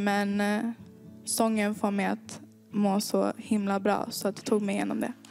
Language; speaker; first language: Swedish; native; Swedish